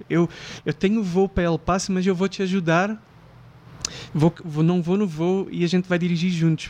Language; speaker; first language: Portuguese; native; Portuguese